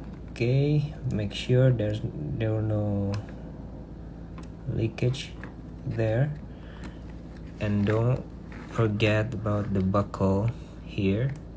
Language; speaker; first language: English; non-native, fluent; Indonesian